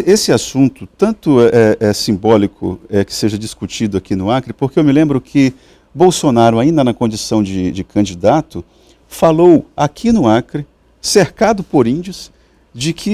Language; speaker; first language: Portuguese; native; Portuguese